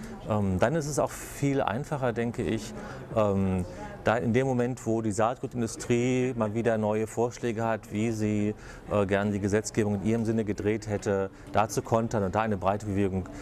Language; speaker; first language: German; native; German